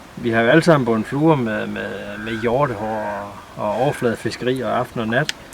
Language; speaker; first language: Danish; native; Danish